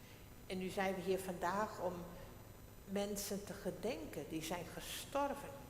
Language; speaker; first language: Dutch; non-native, local second language; Western Frisian